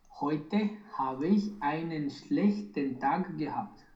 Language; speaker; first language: German; non-native, learner; Romanian